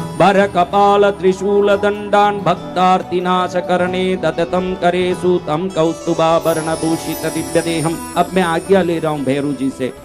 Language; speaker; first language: Hindi; non-native, local second language; Marwari